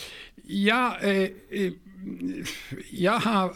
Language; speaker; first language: Swedish; non-native, fluent; Polish